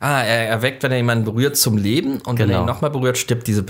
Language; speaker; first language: German; native; German